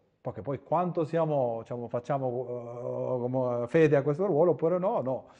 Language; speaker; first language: Italian; non-native, fluent; Arabic